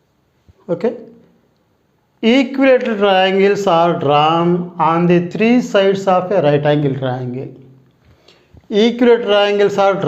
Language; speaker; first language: English; non-native, local second language; Telugu